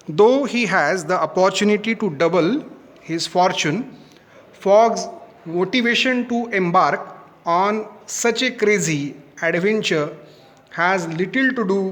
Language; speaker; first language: English; non-native, local second language; Marathi